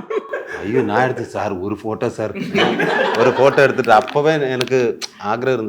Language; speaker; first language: Tamil; non-native, learner; Malayalam